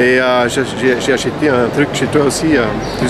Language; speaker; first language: French; non-native, local second language; Dutch